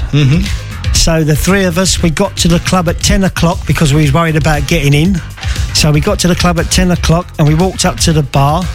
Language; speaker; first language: English; native; English